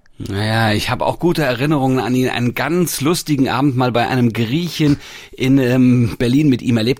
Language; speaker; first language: German; native; German